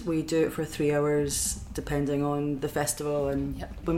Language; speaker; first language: English; native; English